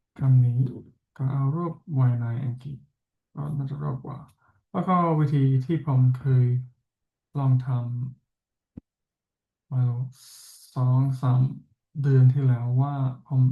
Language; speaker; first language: Thai; non-native, fluent; English